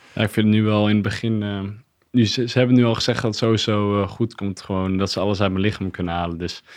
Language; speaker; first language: Dutch; native; Dutch